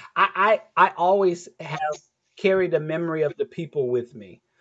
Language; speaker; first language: English; native; English